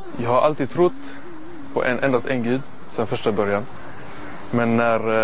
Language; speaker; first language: Swedish; non-native, learner; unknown